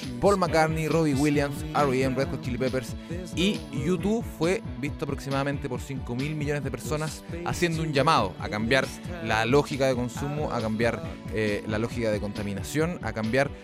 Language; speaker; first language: Spanish; native; Spanish